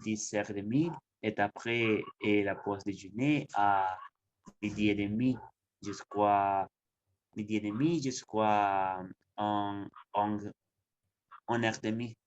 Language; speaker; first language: French; non-native, learner; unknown